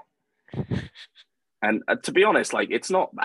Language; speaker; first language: English; native; English